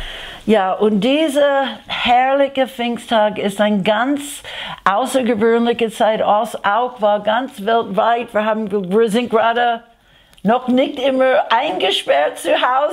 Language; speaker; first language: German; non-native, fluent; English